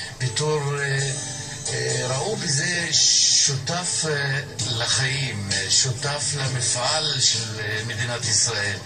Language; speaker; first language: Hebrew; non-native, local second language; Arabic